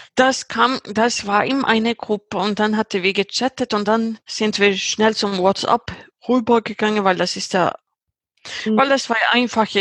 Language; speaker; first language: German; non-native, fluent; Swedish